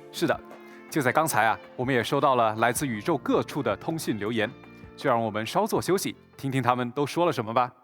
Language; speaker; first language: Chinese; native; Chinese